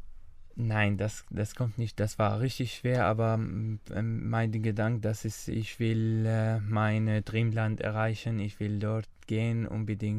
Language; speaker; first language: German; non-native, learner; Arabic